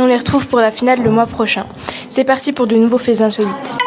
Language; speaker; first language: French; native; French